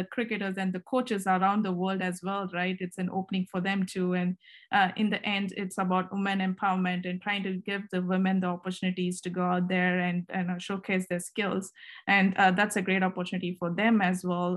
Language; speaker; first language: English; non-native, local second language; Kannada